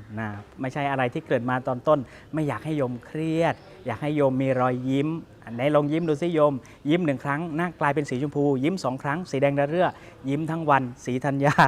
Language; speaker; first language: Thai; native; Thai